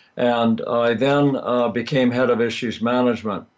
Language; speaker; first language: English; native; English